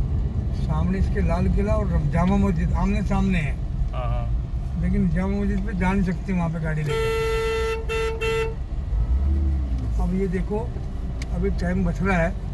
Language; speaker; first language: Hindi; native; Hindi